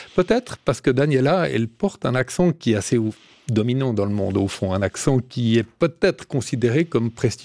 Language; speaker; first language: French; native; French